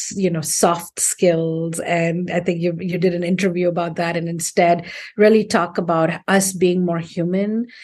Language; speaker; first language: English; non-native, local second language; Hindi